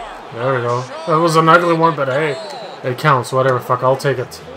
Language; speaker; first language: English; native; English